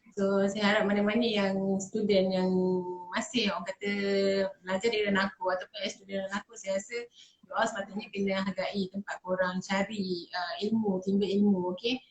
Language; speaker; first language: Malay; native; Malay